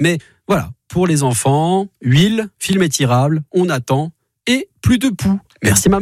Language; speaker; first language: French; native; French